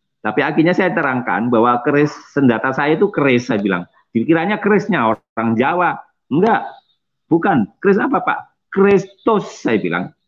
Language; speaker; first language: Indonesian; non-native, local second language; Javanese